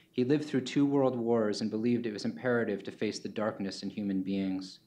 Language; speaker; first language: English; native; English